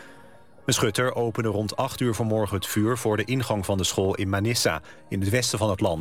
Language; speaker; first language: Dutch; native; Dutch